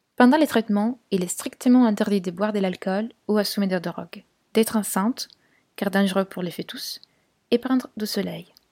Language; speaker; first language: French; non-native, fluent; Italian